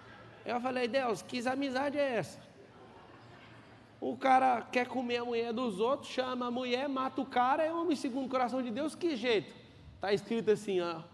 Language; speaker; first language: Portuguese; native; Portuguese